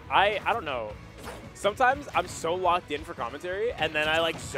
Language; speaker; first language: English; native; English